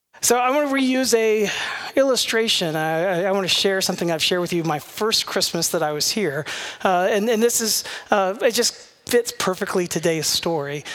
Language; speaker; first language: English; native; English